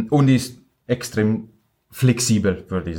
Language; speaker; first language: German; non-native, fluent; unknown